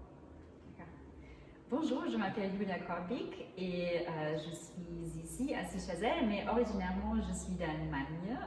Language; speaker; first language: French; non-native, fluent; German